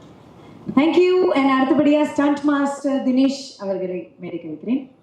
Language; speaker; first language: Tamil; native; Tamil